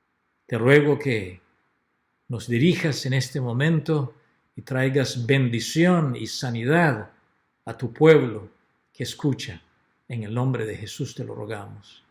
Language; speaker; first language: Spanish; native; Spanish